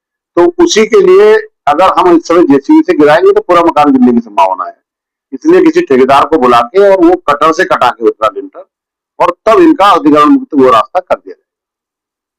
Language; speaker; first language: Hindi; native; Hindi